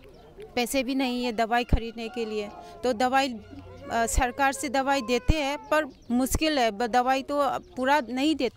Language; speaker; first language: Hindi; non-native, local second language; Manipuri